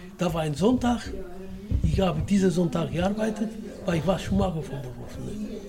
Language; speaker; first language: German; non-native, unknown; Portuguese